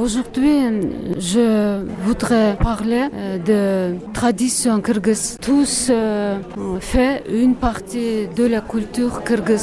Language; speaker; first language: French; non-native, learner; Kyrgyz